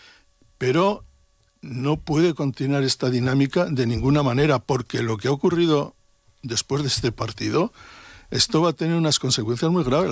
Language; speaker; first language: Spanish; native; Spanish